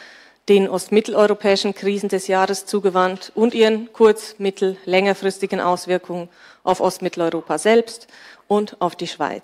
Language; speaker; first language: German; native; German